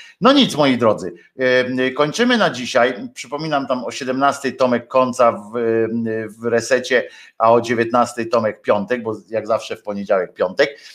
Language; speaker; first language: Polish; native; Polish